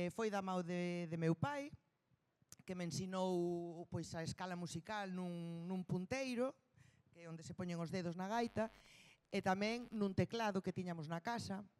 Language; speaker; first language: Galician; non-native, local second language; Spanish